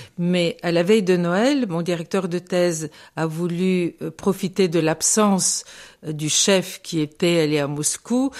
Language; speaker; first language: French; non-native, fluent; Bulgarian